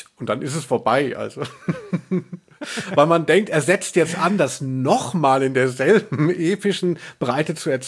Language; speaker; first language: German; native; German